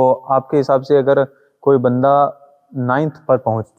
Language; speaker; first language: Hindi; native; Hindi